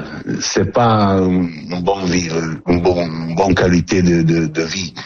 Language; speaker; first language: French; non-native, learner; Italian